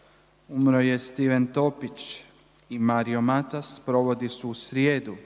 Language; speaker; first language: Croatian; native; Croatian